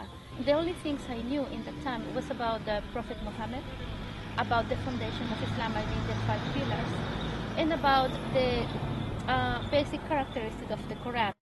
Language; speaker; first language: English; non-native, fluent; Spanish